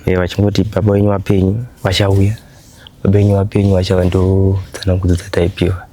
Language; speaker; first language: Shona; native; Shona